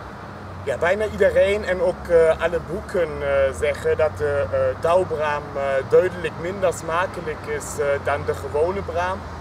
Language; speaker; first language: Dutch; non-native, fluent; German